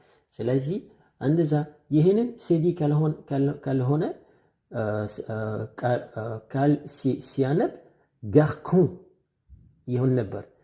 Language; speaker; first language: Amharic; non-native, fluent; French